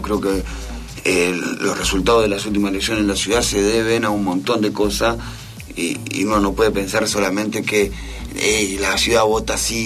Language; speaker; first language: Spanish; native; Spanish